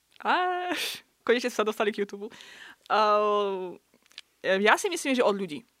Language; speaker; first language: Slovak; non-native, fluent; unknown